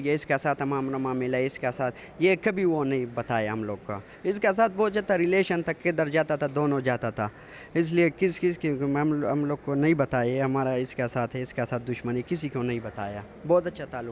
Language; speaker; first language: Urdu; non-native, local second language; Pashto